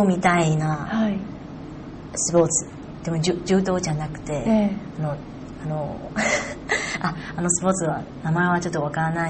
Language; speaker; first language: Japanese; non-native, learner; Chinese